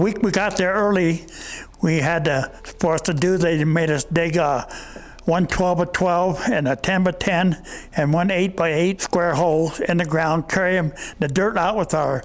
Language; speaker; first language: English; native; English